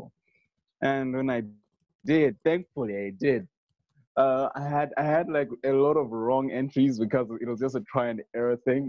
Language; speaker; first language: English; non-native, local second language; Nyanja